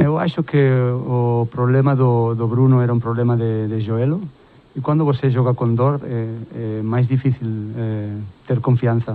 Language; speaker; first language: Portuguese; non-native, fluent; Spanish